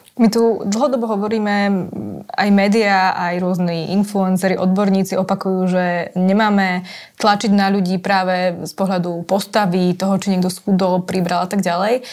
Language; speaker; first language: Slovak; native; Slovak